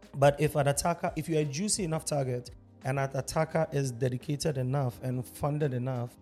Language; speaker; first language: English; non-native, local second language; Akan